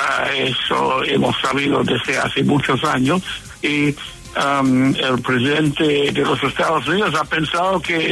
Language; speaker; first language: Spanish; non-native, fluent; English